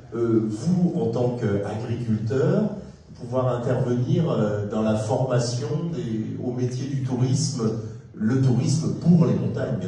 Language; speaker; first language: French; native; French